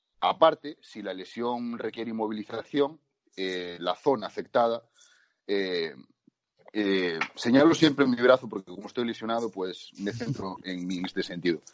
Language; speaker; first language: Spanish; native; Spanish